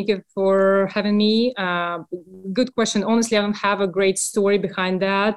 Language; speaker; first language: English; non-native, fluent; Russian